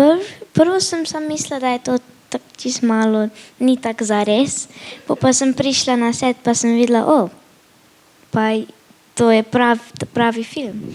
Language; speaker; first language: Slovenian; early bilingual, heritage; Slovenian